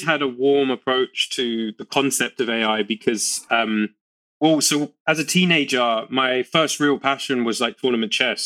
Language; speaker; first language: English; native; English